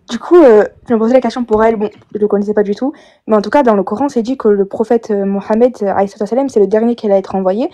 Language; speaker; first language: French; native; French